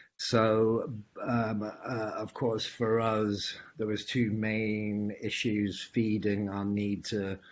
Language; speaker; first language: English; native; English